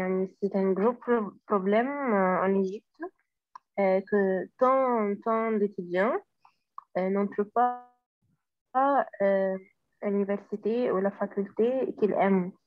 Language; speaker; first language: French; non-native, learner; Arabic